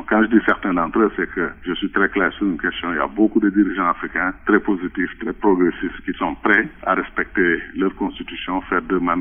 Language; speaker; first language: French; non-native, local second language; Wolof